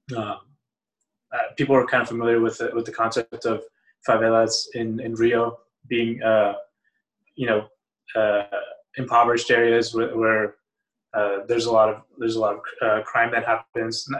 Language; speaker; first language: English; early bilingual, other home language; Spanish